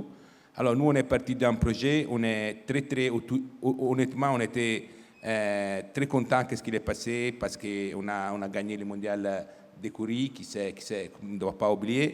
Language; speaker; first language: French; non-native, fluent; Italian